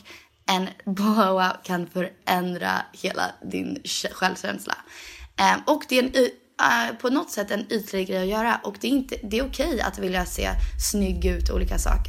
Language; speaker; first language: Swedish; early bilingual, heritage; Swedish